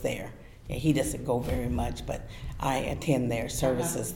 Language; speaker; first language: English; native; English